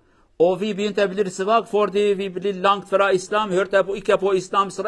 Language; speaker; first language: Norwegian; non-native, learner; Kurdish